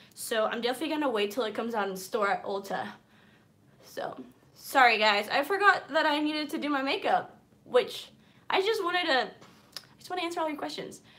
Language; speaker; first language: English; early bilingual, other home language; Spanish